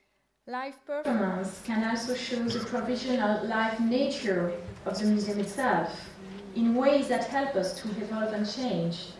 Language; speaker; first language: English; non-native, fluent; French